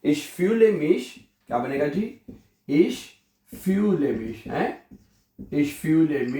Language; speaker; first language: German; non-native, fluent; Urdu